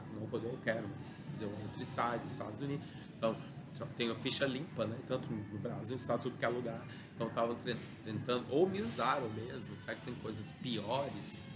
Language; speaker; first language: Portuguese; early bilingual, other home language; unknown